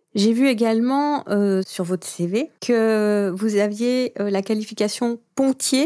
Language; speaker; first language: French; native; French